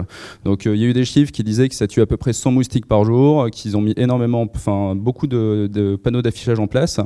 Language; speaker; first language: French; native; French